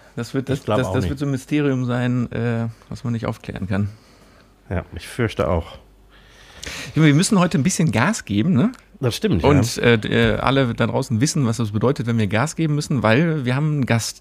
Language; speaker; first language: German; native; German